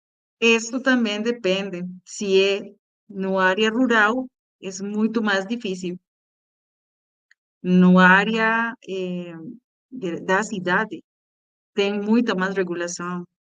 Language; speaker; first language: Portuguese; non-native, learner; Spanish